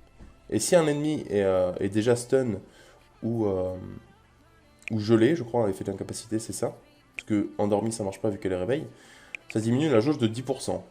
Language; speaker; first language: French; native; French